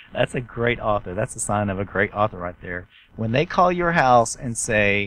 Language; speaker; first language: English; native; English